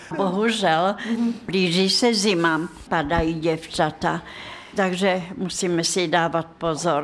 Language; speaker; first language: Czech; non-native, fluent; Russian